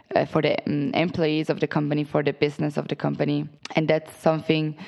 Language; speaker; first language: English; non-native, fluent; Italian